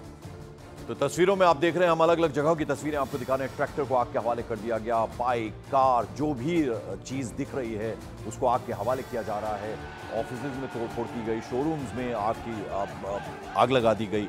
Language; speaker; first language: Hindi; native; Hindi